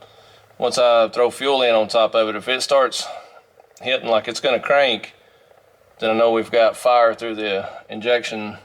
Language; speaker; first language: English; native; English